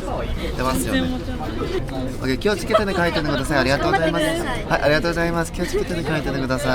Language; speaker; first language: Japanese; non-native, learner; Korean